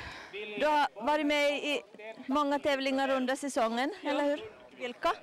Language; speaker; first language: Swedish; native; Swedish